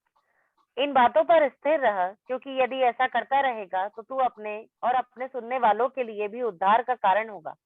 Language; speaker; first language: Hindi; native; Hindi